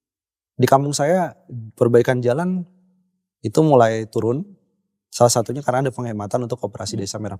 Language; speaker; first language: Indonesian; native; Indonesian